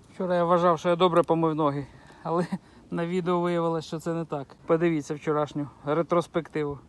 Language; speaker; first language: Ukrainian; non-native, local second language; Russian